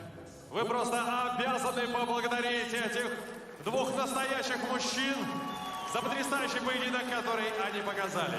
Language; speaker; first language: Russian; native; Russian